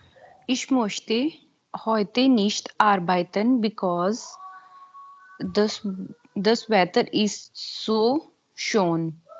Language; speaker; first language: German; non-native, learner; Hindi